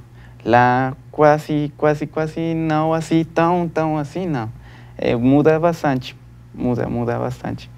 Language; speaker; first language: Portuguese; non-native, learner; Spanish